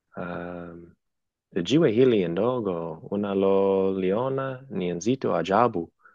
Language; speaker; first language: Swahili; non-native, learner; English